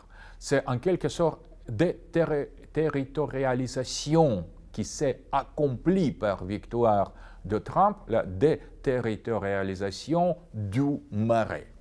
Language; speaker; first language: French; non-native, fluent; Russian